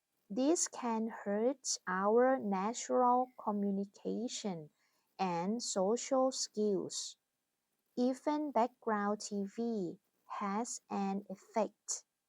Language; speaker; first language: English; non-native, fluent; Thai